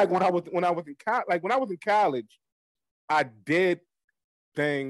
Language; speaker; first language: English; native; English